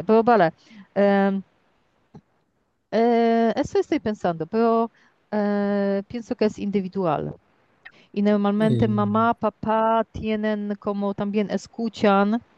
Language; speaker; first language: Spanish; non-native, learner; Polish